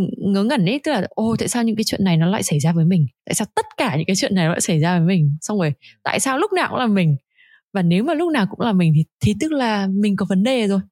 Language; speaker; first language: Vietnamese; native; Vietnamese